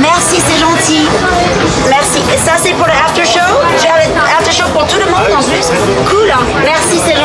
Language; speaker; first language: French; non-native, learner; English